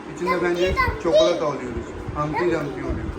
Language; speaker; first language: Turkish; non-native, learner; Urdu